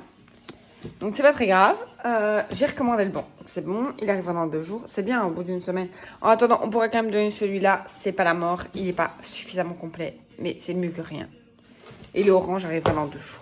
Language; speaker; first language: French; native; French